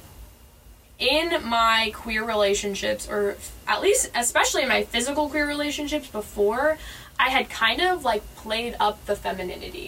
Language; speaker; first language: English; native; English